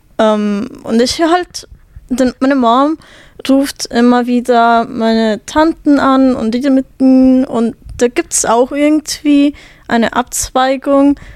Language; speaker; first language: German; early bilingual, other home language; Italian